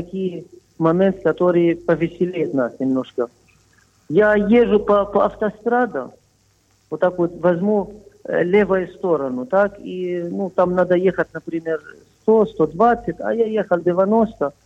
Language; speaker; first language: Russian; non-native, fluent; Arabic